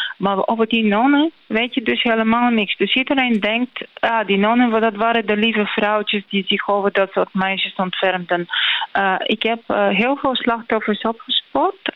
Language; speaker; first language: Dutch; non-native, fluent; Bulgarian